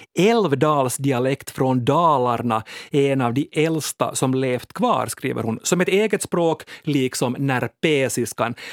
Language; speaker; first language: Swedish; native; Swedish